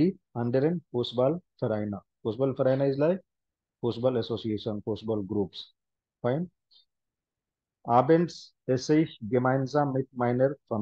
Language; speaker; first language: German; non-native, fluent; Hindi